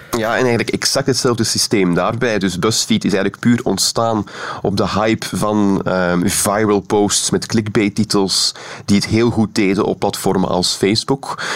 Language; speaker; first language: Dutch; native; Dutch